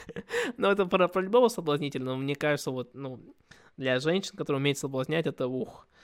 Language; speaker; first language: Russian; early bilingual, other home language; English